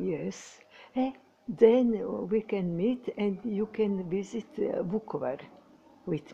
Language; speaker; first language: English; non-native, learner; Croatian